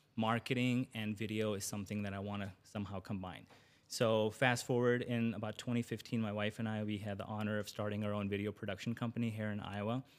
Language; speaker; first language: English; early bilingual, other home language; Urdu